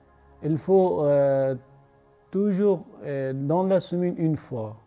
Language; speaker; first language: French; non-native, learner; Persian